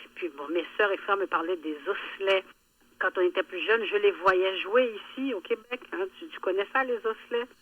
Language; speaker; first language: French; early bilingual, other home language; Haitian Creole